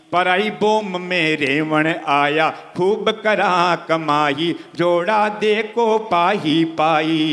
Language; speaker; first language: Hindi; native; Hindi